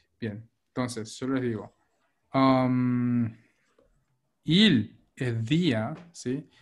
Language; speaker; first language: Spanish; non-native, fluent; Korean